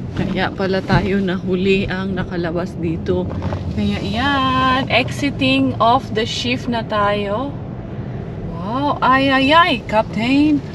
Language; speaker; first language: Filipino; non-native, local second language; Cebuano